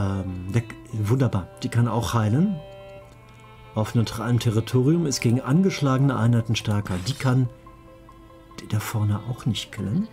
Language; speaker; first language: German; native; German